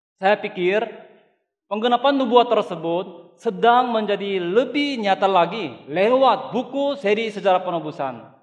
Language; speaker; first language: Indonesian; non-native, fluent; Korean